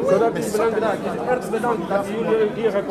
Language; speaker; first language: Dutch; non-native, learner; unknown